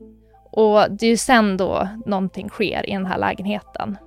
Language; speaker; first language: Swedish; native; Swedish